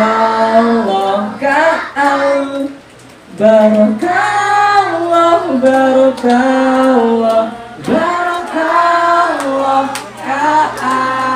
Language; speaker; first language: Indonesian; native; Indonesian